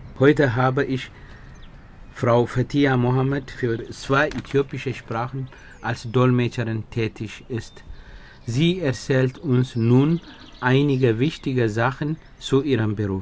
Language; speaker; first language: German; non-native, fluent; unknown